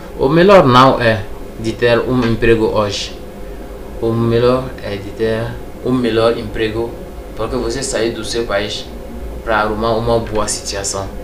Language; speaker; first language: Portuguese; non-native, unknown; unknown